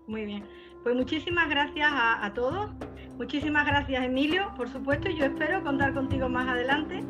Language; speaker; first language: Spanish; native; Spanish